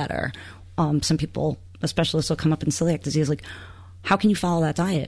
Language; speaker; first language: English; native; English